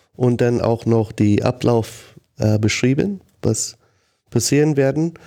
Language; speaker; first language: German; non-native, fluent; English